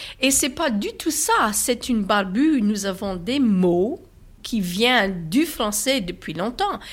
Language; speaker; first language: French; native; French